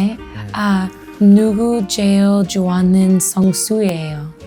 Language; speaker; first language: Korean; non-native, learner; English